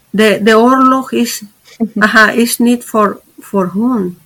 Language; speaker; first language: Dutch; non-native, learner; Spanish